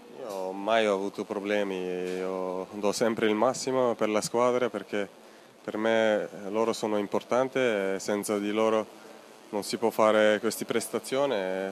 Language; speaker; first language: Italian; non-native, fluent; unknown